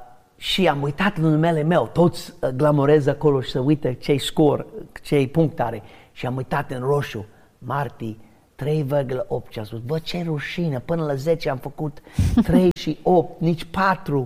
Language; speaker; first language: Romanian; non-native, learner; English